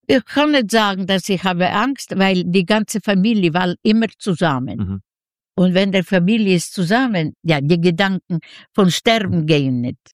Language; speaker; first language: German; non-native, fluent; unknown